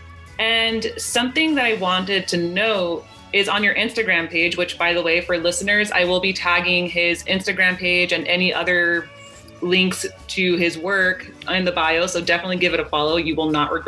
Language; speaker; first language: English; early bilingual, other home language; Spanish